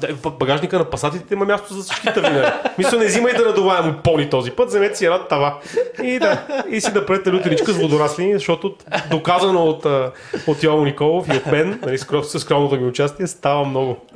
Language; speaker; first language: Bulgarian; native; Bulgarian